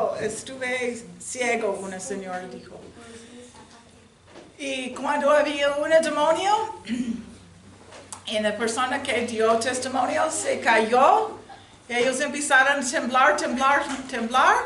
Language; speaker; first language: Spanish; non-native, learner; English